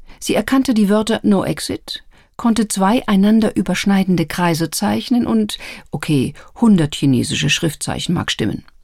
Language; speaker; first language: German; native; German